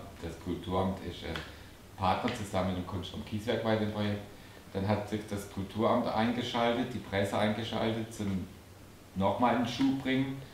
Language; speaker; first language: German; native; German